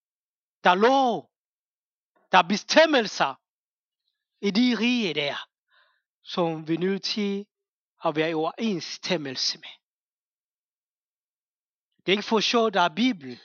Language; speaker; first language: Danish; non-native, fluent; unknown